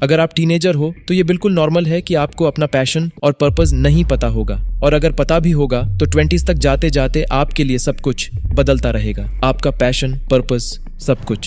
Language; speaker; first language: Hindi; native; Hindi